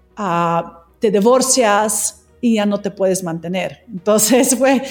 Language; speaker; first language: Spanish; non-native, fluent; English